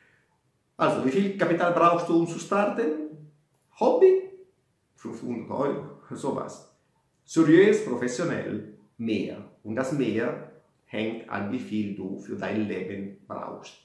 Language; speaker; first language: German; non-native, fluent; Italian